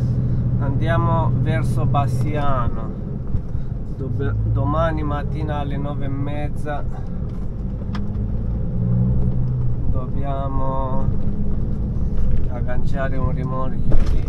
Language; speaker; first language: Italian; non-native, fluent; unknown